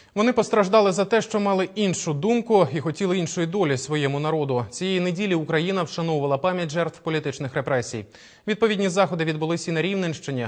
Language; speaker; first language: Ukrainian; native; Ukrainian